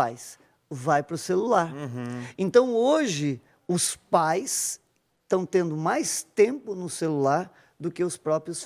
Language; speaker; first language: Portuguese; native; Portuguese